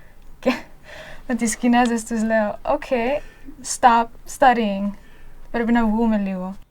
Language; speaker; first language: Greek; early bilingual, heritage; Greek